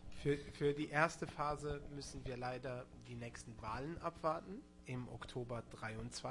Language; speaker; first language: German; non-native, local second language; Luxembourgish